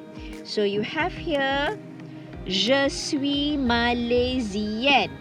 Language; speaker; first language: French; non-native, learner; Malay